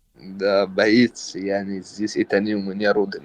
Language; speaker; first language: Russian; non-native, learner; Arabic